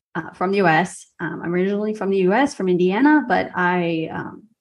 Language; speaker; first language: English; native; English